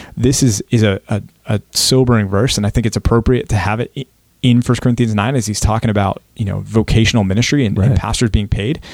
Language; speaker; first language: English; native; English